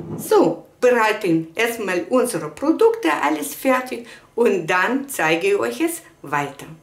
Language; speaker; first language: German; non-native, fluent; Russian